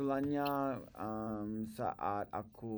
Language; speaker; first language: Indonesian; non-native, learner; English